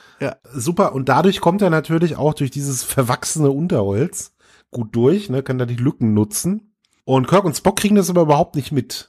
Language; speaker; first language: German; native; German